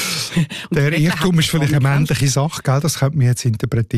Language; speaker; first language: German; native; German